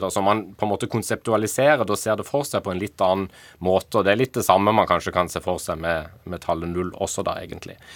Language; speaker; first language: Norwegian; native; Norwegian